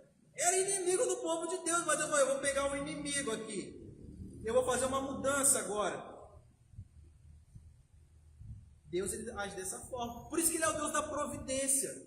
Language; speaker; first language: Portuguese; native; Portuguese